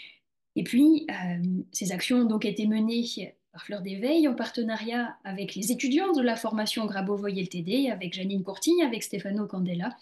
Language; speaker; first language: French; native; French